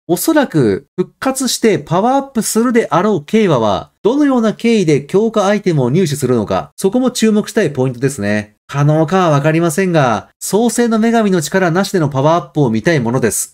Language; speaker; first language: Japanese; native; Japanese